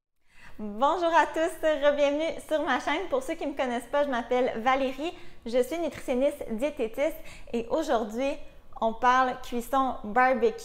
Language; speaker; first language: French; native; French